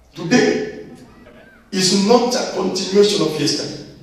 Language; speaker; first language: English; non-native, local second language; Swahili